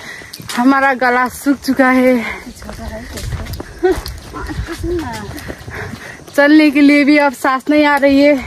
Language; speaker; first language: Nepali; native; Nepali